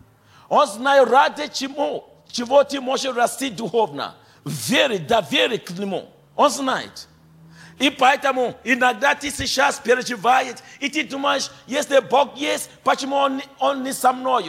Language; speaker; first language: Russian; non-native, fluent; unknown